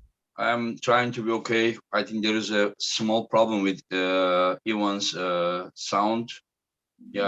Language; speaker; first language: English; non-native, fluent; Turkish